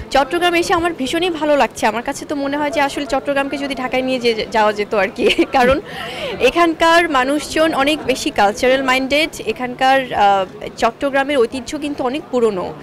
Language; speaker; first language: Bangla; native; Bangla